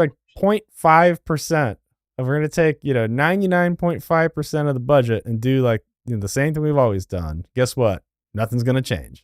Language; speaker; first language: English; native; English